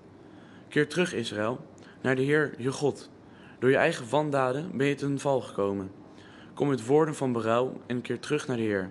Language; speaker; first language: Dutch; native; Dutch